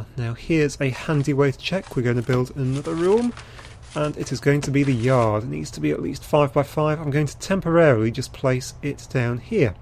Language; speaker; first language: English; native; English